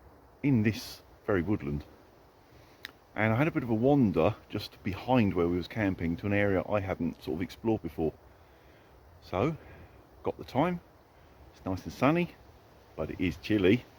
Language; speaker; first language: English; native; English